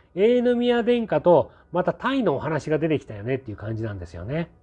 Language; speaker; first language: Japanese; native; Japanese